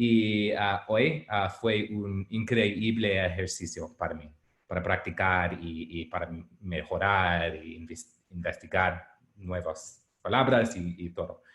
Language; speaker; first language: Spanish; non-native, learner; English